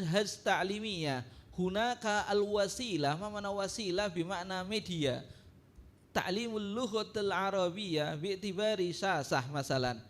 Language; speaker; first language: Arabic; non-native, fluent; Indonesian